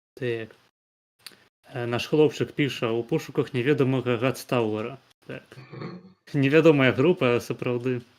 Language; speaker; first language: Belarusian; native; Belarusian